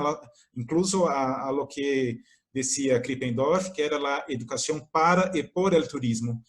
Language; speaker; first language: Spanish; non-native, fluent; Portuguese